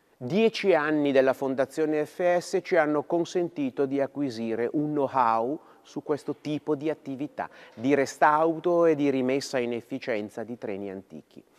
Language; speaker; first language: Italian; native; Italian